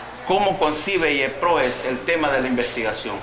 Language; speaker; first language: Spanish; native; Spanish